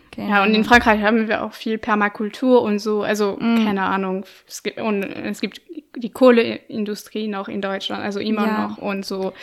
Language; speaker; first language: German; non-native, fluent; French